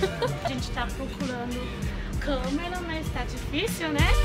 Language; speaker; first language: Portuguese; non-native, fluent; Chinese